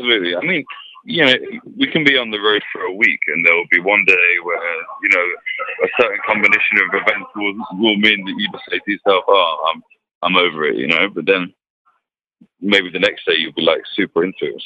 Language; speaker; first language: English; native; English